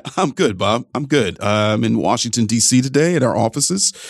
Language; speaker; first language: English; native; English